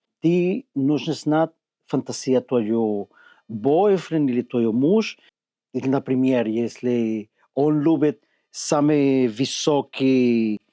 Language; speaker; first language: Russian; non-native, learner; Spanish